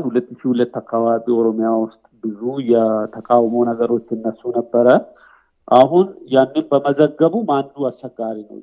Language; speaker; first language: Amharic; non-native, local second language; Oromo